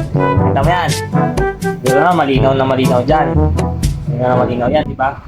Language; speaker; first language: Filipino; native; Filipino